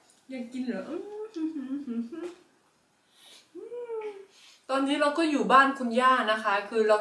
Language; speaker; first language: Thai; non-native, local second language; Northeastern Thai